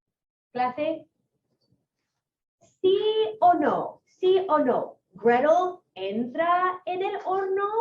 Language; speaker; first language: Spanish; non-native, fluent; English